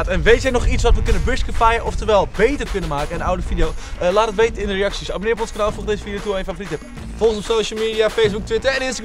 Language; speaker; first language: Dutch; native; Dutch